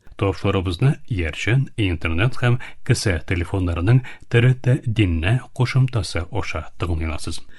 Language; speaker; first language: Tatar; early bilingual, heritage; Tatar